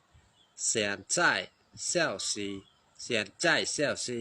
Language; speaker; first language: Chinese; non-native, fluent; Khmer